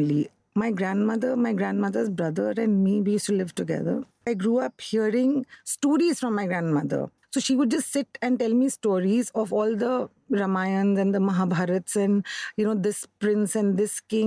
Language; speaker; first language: English; non-native, local second language; Hindi